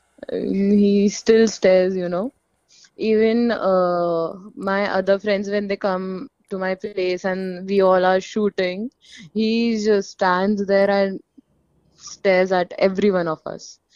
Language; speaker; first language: English; non-native, local second language; Hindi